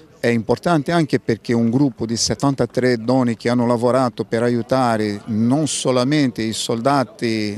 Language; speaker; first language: Italian; non-native, fluent; Portuguese